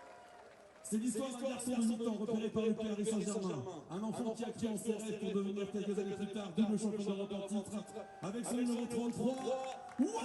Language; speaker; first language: French; native; French